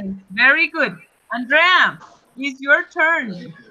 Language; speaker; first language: English; non-native, fluent; Spanish